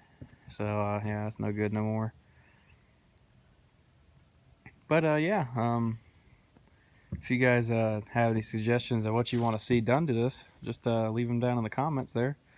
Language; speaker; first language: English; native; English